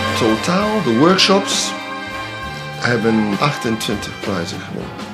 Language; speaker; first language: Dutch; non-native, fluent; English